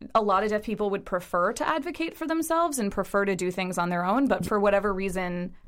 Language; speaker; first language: English; early bilingual, other home language; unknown